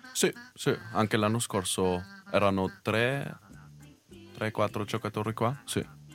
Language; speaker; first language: Italian; non-native, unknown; German